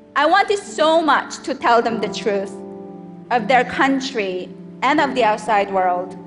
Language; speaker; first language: English; non-native, fluent; Korean